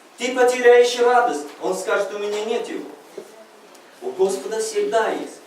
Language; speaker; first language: Russian; non-native, local second language; Uzbek